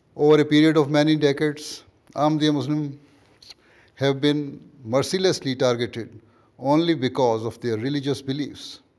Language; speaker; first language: English; non-native, local second language; Urdu